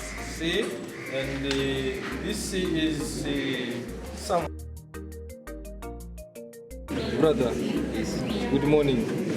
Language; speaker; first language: English; non-native, local second language; Swahili